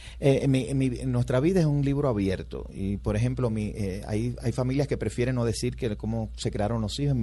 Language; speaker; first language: Spanish; native; Spanish